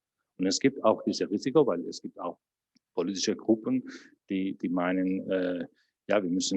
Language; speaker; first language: German; non-native, fluent; Spanish